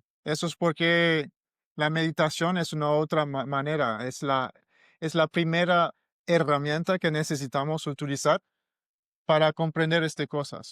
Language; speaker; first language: Spanish; non-native, learner; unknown